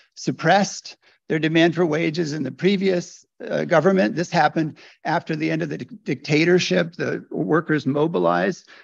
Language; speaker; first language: English; native; English